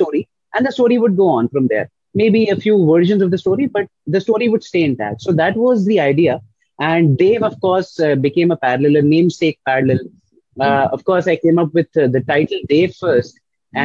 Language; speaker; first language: English; non-native, local second language; Hindi